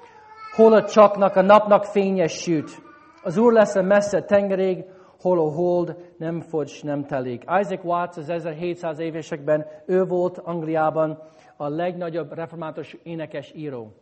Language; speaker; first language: Hungarian; non-native, fluent; English